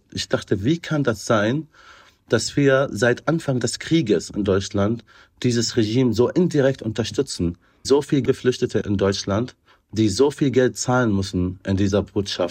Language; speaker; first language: German; non-native, fluent; Arabic